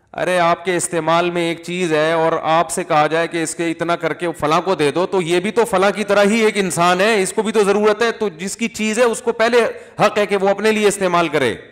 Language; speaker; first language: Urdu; native; Urdu